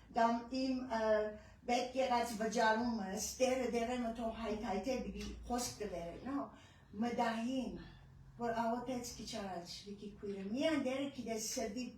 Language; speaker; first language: Armenian; early bilingual, heritage; Armenian